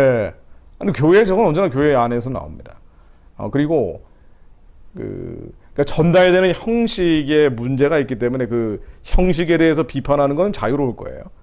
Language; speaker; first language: Korean; native; Korean